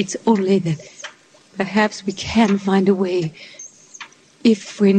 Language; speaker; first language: English; non-native, fluent; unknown